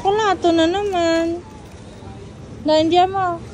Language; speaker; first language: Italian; non-native, fluent; Filipino